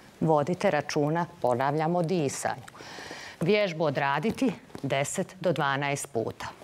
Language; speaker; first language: Serbian; native; Serbian